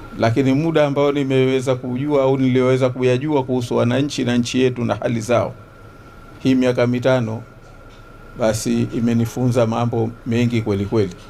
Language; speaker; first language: Swahili; native; Swahili